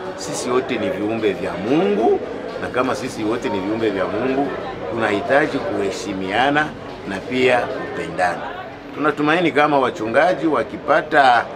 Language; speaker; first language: Swahili; native; Swahili